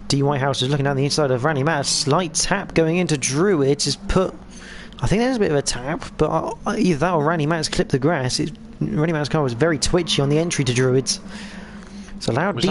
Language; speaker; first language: English; native; English